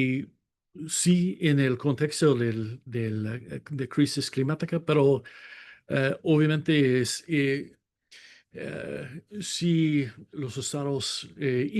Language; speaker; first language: Spanish; non-native, fluent; English